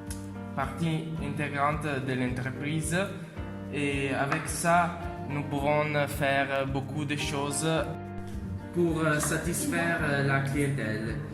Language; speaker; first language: French; non-native, learner; Italian